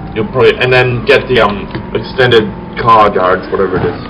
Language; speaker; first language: English; native; English